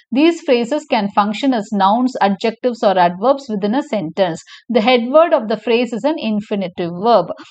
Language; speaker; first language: English; non-native, local second language; Tamil